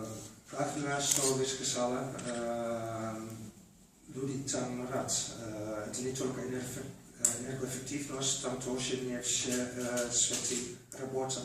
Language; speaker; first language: Russian; non-native, learner; Polish